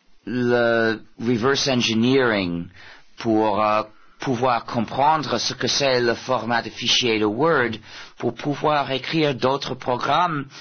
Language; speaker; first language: French; non-native, fluent; English